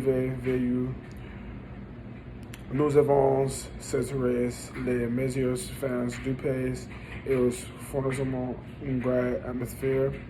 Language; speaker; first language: French; non-native, learner; English